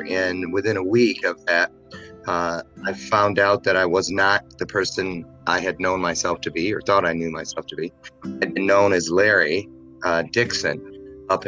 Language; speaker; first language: English; native; English